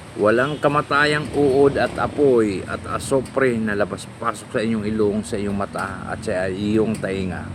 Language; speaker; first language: Filipino; non-native, local second language; Cebuano